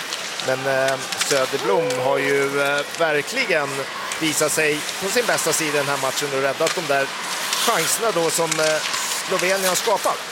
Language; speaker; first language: Swedish; native; Swedish